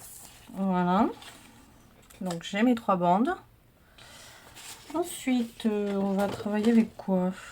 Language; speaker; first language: French; native; French